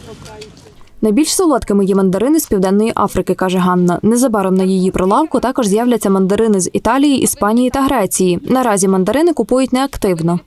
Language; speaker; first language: Ukrainian; native; Ukrainian